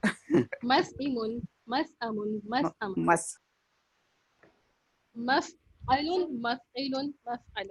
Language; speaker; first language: Arabic; non-native, fluent; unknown